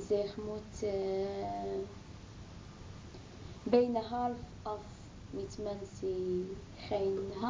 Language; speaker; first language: Dutch; non-native, learner; Arabic